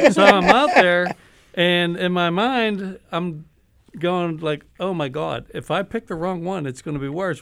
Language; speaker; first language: English; native; English